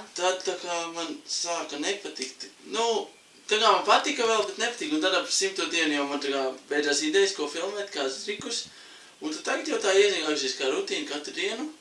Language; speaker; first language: Latvian; native; Latvian